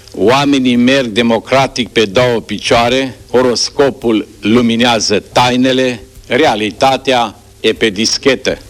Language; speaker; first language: Romanian; native; Romanian